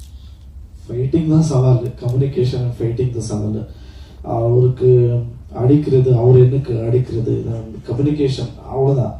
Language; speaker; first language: Tamil; non-native, learner; Kannada